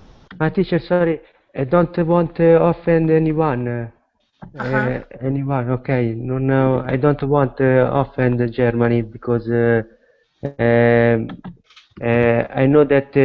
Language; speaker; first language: English; non-native, learner; Italian